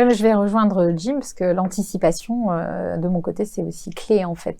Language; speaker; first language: French; native; French